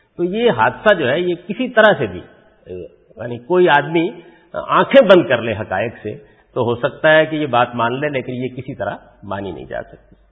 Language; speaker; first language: Urdu; non-native, local second language; Punjabi